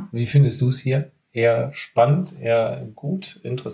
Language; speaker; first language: German; native; German